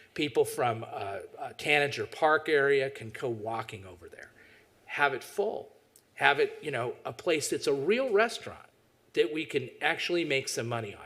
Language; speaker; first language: English; native; English